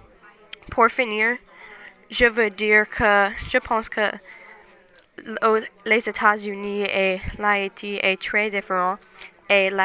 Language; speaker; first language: French; non-native, learner; English